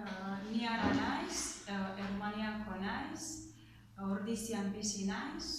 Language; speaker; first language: Basque; non-native, learner; Armenian